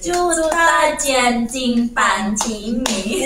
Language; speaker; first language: Chinese; non-native, learner; Thai